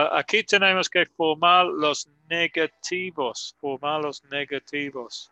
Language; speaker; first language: Spanish; non-native, fluent; English